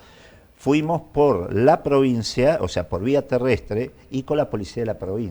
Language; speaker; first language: Spanish; native; Spanish